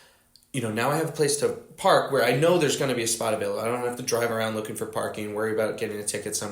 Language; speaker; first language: English; native; English